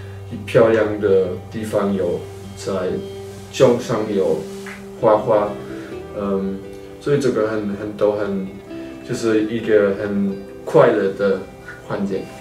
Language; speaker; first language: Chinese; non-native, fluent; German